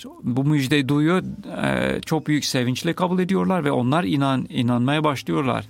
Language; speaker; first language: Turkish; non-native, fluent; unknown